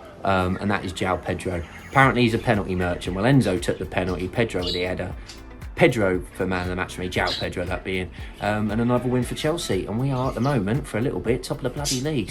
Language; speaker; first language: English; native; English